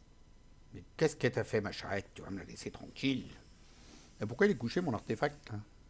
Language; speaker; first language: French; native; French